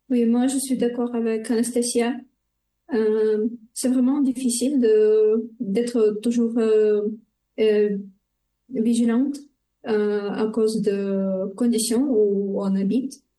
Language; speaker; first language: French; non-native, learner; Ukrainian